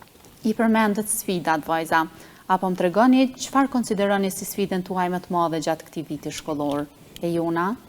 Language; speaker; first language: Albanian; native; Albanian